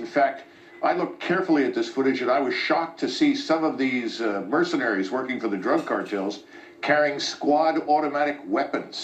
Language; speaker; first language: English; native; English